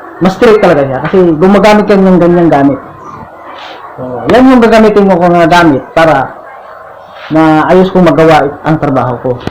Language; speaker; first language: Filipino; non-native, local second language; Cebuano